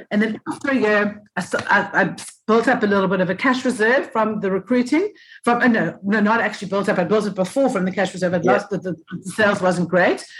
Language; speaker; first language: English; native; English